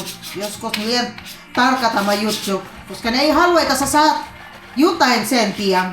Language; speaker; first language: Finnish; non-native, learner; Filipino